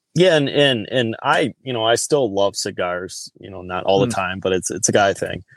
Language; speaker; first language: English; native; English